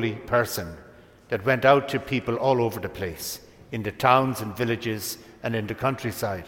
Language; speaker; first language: English; native; English